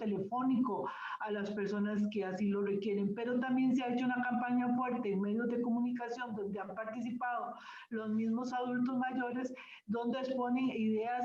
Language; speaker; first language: Spanish; native; Spanish